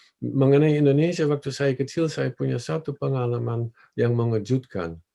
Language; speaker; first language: Indonesian; non-native, fluent; Dutch